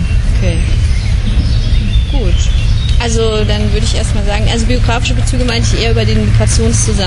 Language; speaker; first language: German; native; German